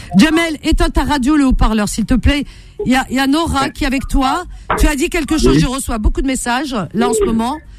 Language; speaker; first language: French; native; French